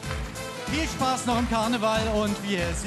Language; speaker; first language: German; native; German